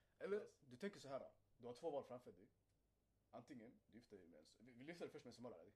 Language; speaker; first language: Swedish; early bilingual, other home language; Somali